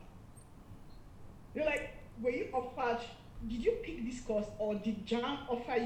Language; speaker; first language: English; non-native, local second language; Igbo